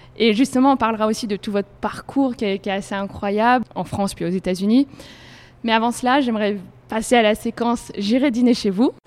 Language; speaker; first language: French; native; French